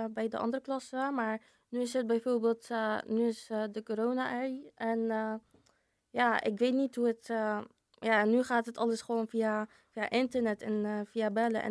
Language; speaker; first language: Dutch; early bilingual, other home language; Polish